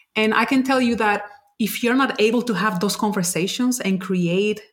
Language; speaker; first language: English; non-native, fluent; Spanish